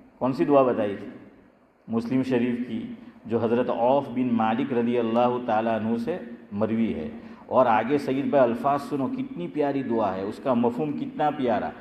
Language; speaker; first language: Urdu; non-native, local second language; Gujarati